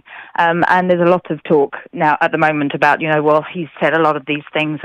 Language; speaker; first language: English; native; English